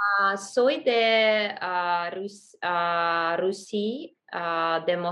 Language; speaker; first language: Spanish; non-native, learner; Russian